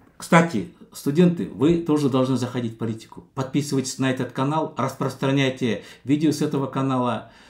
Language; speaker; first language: Russian; non-native, local second language; Kazakh